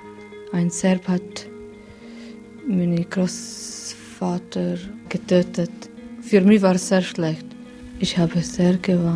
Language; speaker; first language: German; non-native, learner; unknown